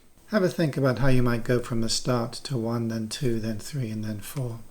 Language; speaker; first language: English; native; English